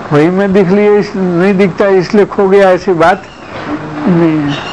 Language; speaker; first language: Hindi; non-native, local second language; Gujarati